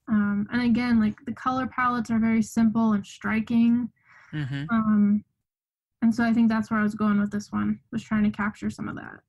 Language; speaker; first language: English; native; English